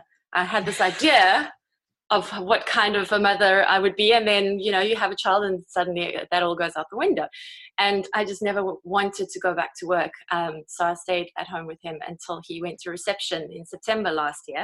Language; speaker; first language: English; native; English